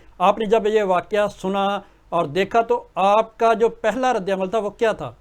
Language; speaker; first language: Urdu; native; Urdu